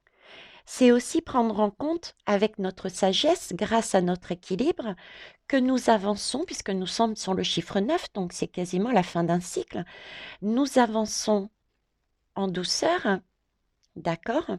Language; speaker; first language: French; native; French